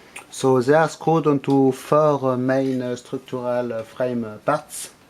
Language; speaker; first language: English; non-native, fluent; French